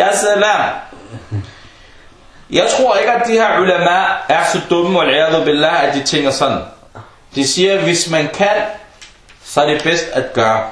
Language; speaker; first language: Danish; non-native, fluent; Arabic